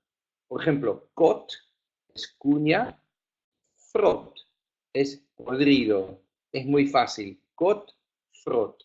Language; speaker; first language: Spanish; non-native, fluent; Afrikaans